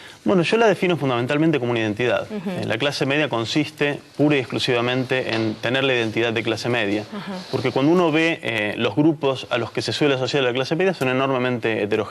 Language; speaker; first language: Spanish; native; Spanish